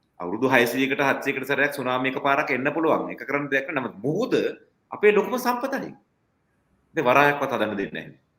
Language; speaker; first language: Sinhala; non-native, local second language; Tamil